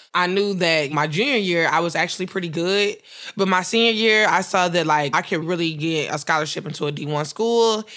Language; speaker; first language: English; native; English